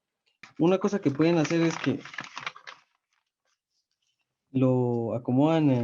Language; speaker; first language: Spanish; native; Spanish